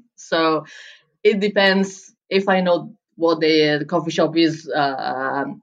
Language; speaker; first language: English; non-native, fluent; Italian